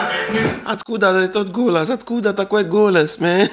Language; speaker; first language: Russian; non-native, learner; Arabic